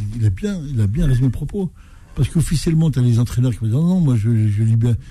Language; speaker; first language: French; native; French